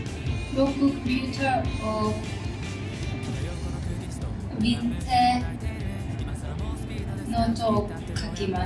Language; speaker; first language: Japanese; non-native, learner; English